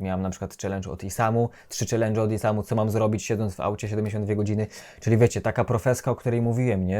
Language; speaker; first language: Polish; native; Polish